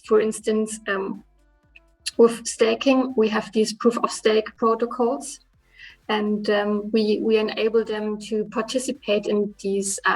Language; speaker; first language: English; non-native, fluent; German